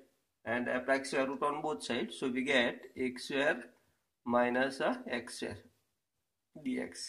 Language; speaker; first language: English; non-native, local second language; Gujarati